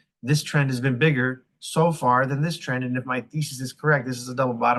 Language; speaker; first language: English; native; English